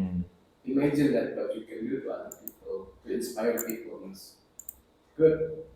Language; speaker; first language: English; non-native, fluent; Indonesian